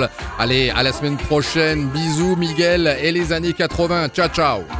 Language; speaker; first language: French; native; French